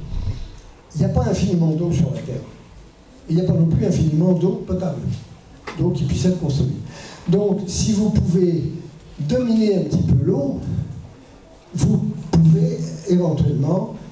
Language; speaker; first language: French; native; French